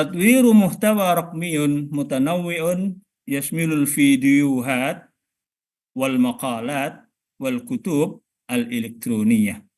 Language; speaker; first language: Arabic; non-native, fluent; Indonesian